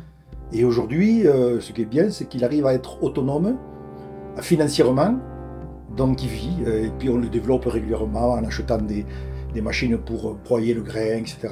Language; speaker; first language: French; native; French